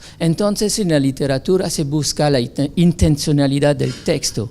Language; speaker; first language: Spanish; non-native, fluent; French